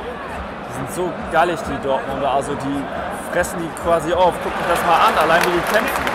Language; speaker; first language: German; native; German